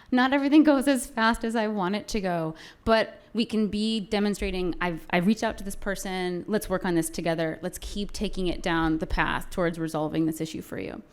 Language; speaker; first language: English; native; English